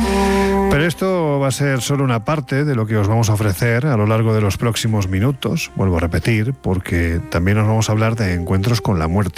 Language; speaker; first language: Spanish; native; Spanish